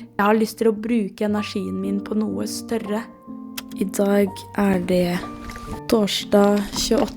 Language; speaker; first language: Norwegian; non-native, fluent; French